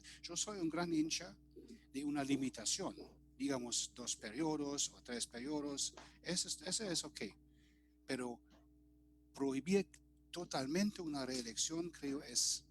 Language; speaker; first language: Spanish; non-native, fluent; German